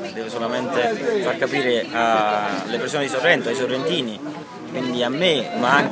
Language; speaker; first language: Italian; native; Italian